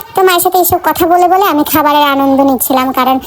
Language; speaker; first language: Bangla; non-native, local second language; Sylheti